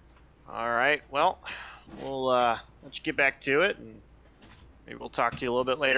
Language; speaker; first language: English; native; English